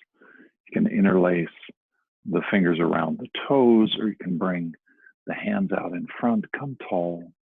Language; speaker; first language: English; native; English